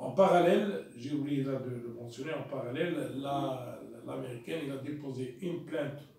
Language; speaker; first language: French; non-native, local second language; Arabic